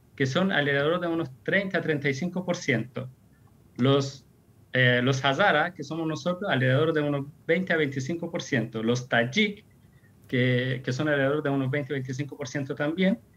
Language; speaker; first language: Spanish; non-native, fluent; Persian